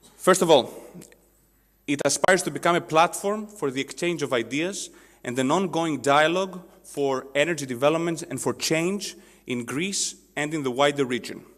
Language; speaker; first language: English; non-native, fluent; Greek